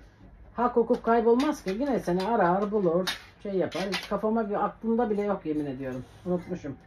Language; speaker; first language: Turkish; native; Turkish